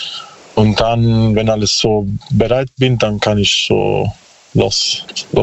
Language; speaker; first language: German; non-native, learner; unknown